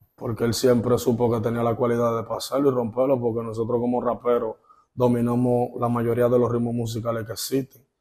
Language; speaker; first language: Spanish; native; Spanish